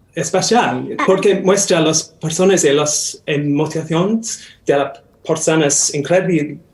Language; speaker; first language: Spanish; non-native, learner; English